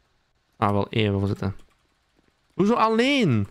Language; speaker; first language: Dutch; native; Dutch